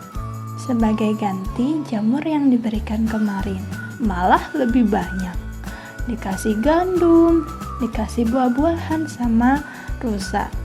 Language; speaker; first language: Indonesian; native; Indonesian